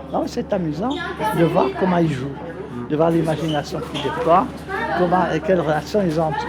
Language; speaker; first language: French; native; French